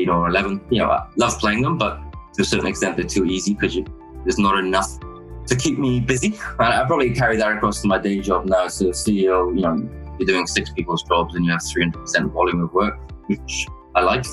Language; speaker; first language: English; native; English